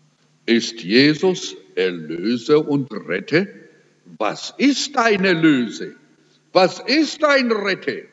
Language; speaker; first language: German; early bilingual, heritage; German